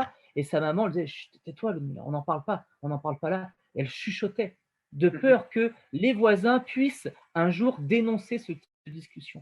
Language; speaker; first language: French; native; French